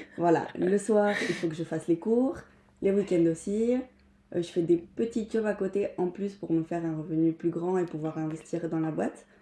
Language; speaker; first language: French; non-native, fluent; Spanish